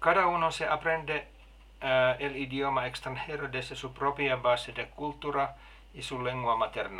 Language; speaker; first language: Spanish; non-native, learner; Finnish